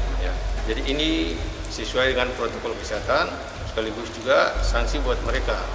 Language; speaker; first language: Indonesian; native; Indonesian